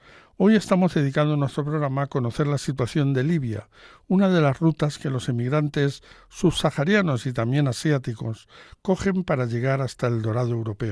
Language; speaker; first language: Spanish; native; Spanish